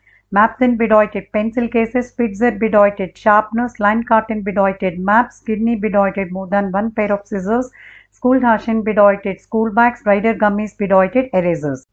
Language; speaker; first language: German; non-native, learner; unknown